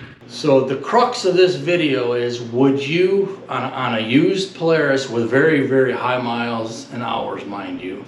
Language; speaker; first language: English; native; English